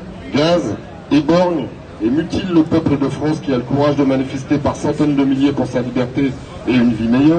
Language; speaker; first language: French; native; French